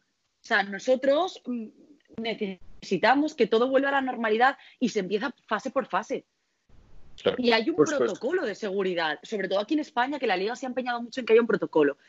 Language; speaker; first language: Spanish; native; Spanish